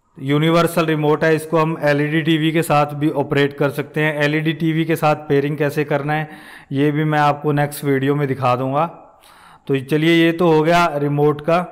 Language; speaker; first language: Hindi; non-native, local second language; Punjabi